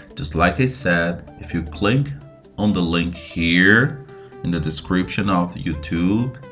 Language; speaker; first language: English; non-native, fluent; Portuguese